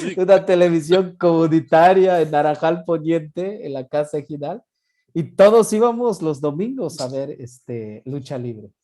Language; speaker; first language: Spanish; non-native, local second language; Yucateco